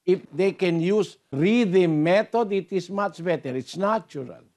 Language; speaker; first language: English; non-native, local second language; Filipino